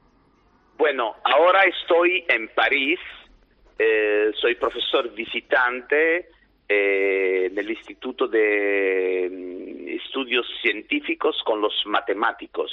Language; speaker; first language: Spanish; non-native, fluent; Italian